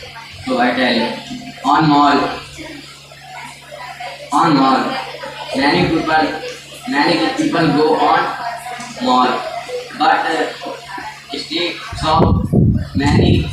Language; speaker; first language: English; non-native, learner; Hindi